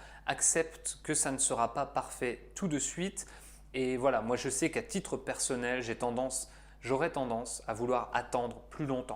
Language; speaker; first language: French; native; French